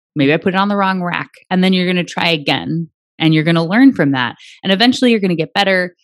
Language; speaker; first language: English; native; English